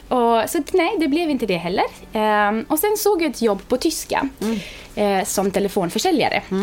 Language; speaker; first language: Swedish; non-native, fluent; Romanian